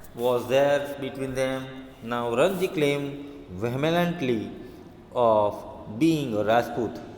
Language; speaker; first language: English; non-native, local second language; Hindi